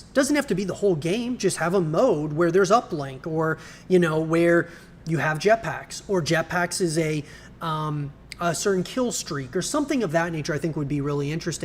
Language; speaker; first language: English; native; English